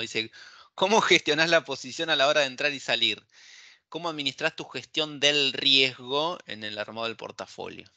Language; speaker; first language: Spanish; native; Spanish